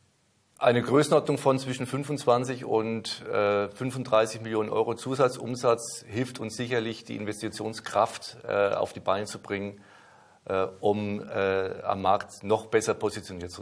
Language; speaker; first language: German; native; German